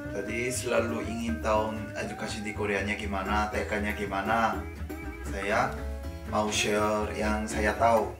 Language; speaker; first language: Indonesian; non-native, fluent; Korean